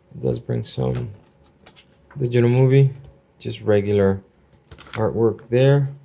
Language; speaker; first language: English; native; English